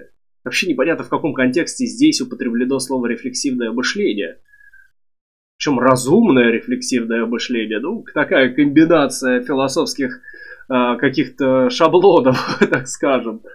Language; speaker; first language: Russian; native; Russian